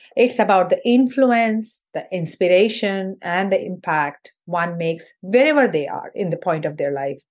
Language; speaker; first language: English; non-native, local second language; Hindi